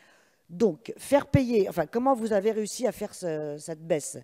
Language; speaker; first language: French; native; French